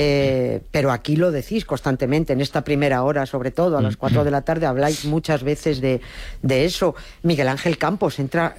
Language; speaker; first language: Spanish; native; Spanish